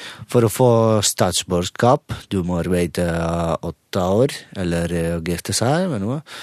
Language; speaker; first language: Norwegian; non-native, learner; Italian